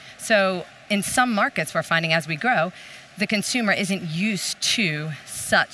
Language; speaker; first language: English; native; English